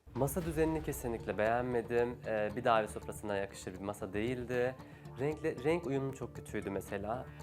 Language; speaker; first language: Turkish; native; Turkish